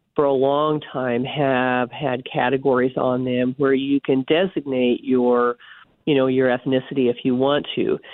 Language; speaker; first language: English; native; English